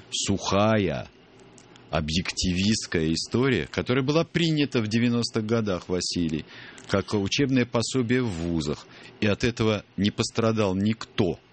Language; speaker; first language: Russian; native; Russian